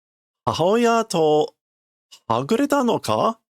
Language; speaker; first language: Japanese; non-native, learner; English